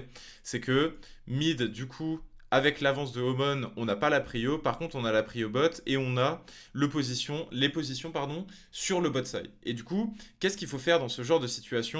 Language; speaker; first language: French; native; French